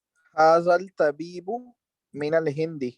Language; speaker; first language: Arabic; non-native, learner; Urdu